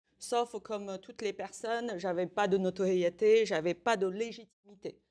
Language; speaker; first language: French; non-native, fluent; Chinese